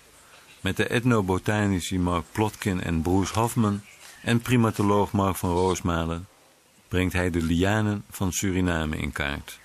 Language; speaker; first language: Dutch; native; Dutch